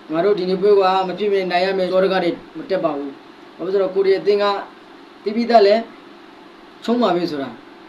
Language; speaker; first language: Burmese; native; Burmese